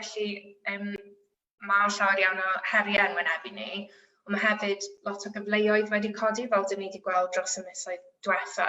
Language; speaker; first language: Welsh; native; Welsh